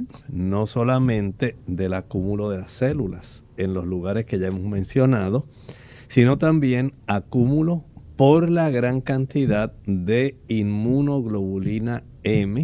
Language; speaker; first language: Spanish; native; Spanish